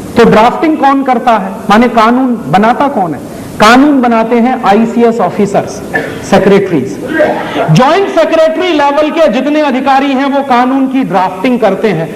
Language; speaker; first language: Hindi; native; Hindi